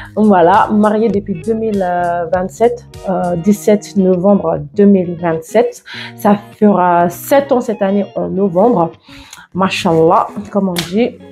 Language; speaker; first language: French; non-native, fluent; Yoruba